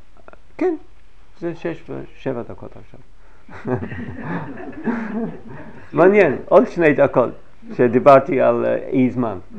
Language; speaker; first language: Hebrew; non-native, fluent; English